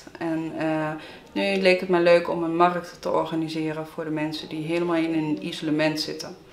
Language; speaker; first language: Dutch; native; Dutch